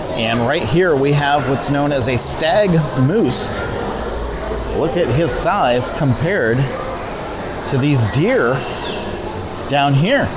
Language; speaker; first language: English; native; English